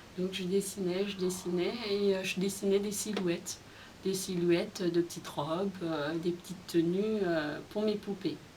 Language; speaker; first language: French; early bilingual, other home language; Khmer